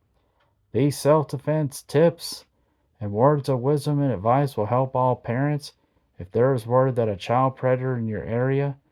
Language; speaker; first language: English; native; English